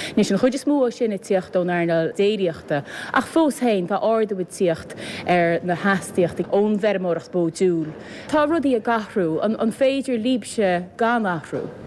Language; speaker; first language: Irish; native; Irish